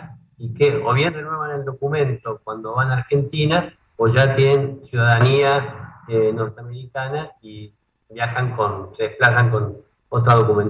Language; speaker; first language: Spanish; native; Spanish